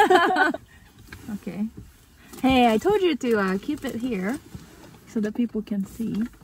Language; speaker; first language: English; non-native, fluent; Japanese